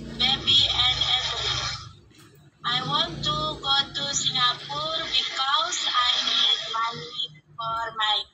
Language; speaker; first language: English; non-native, learner; Indonesian